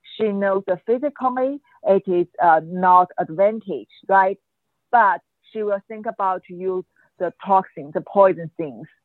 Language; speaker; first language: English; non-native, fluent; Chinese